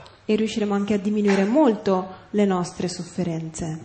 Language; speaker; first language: Italian; native; Italian